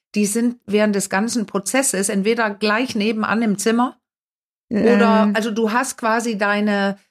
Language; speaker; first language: German; non-native, fluent; Danish